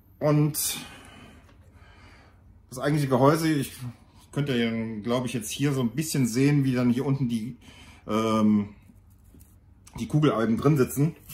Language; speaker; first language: German; native; German